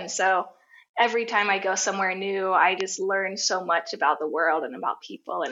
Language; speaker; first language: English; native; English